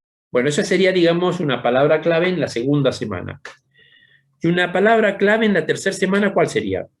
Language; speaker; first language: Spanish; native; Spanish